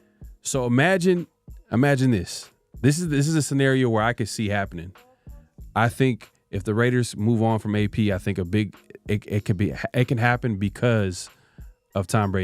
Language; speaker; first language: English; native; English